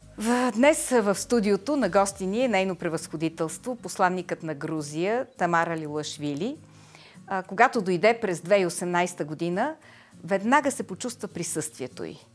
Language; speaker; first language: Bulgarian; native; Bulgarian